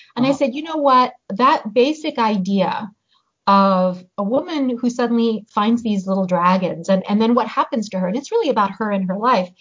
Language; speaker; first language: English; early bilingual, other home language; Hungarian